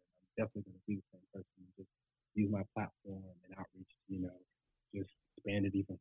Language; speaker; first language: English; native; English